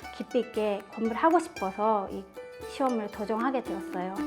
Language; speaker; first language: Korean; non-native, fluent; Japanese